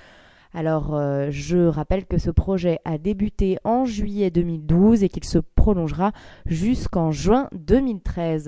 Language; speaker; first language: French; native; French